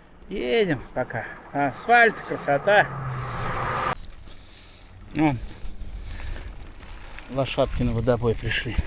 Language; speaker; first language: Russian; native; Russian